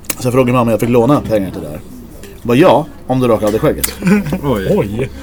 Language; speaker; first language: Swedish; native; Swedish